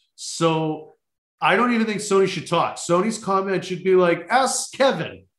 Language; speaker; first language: English; native; English